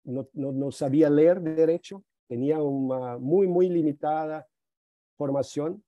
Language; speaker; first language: Spanish; non-native, fluent; Portuguese